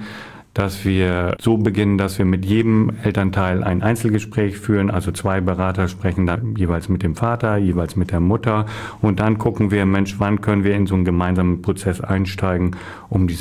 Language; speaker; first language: German; native; German